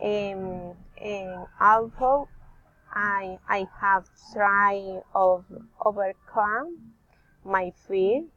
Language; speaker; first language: English; non-native, learner; Spanish